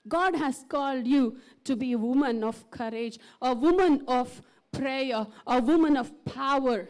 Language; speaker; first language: English; non-native, local second language; Kannada